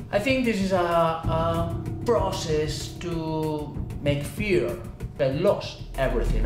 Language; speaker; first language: English; non-native, learner; Spanish